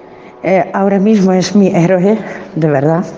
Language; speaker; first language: Spanish; non-native, fluent; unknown